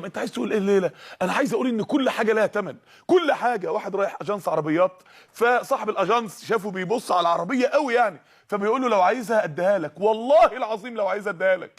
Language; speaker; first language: Arabic; native; Arabic